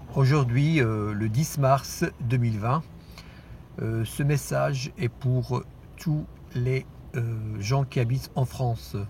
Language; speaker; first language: French; non-native, fluent; Arabic